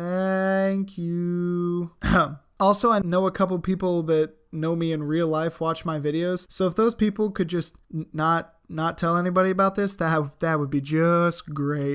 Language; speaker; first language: English; native; English